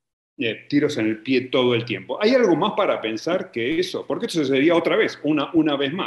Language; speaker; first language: Spanish; native; Spanish